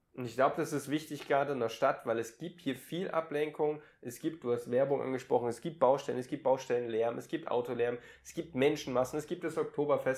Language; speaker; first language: German; native; German